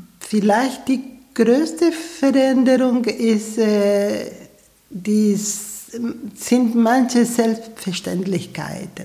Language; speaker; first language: German; non-native, fluent; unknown